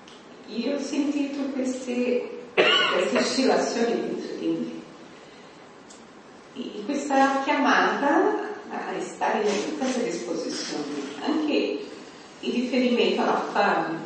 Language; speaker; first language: Italian; non-native, fluent; Portuguese